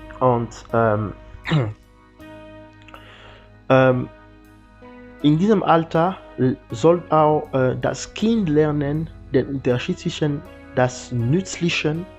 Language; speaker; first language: German; non-native, learner; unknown